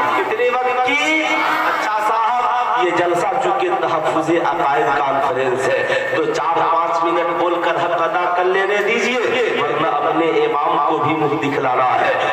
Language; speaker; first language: Urdu; native; Urdu